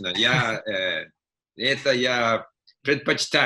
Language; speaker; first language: Russian; non-native, fluent; English